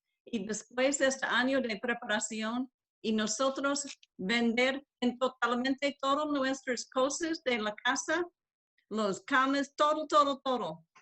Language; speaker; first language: Spanish; non-native, learner; English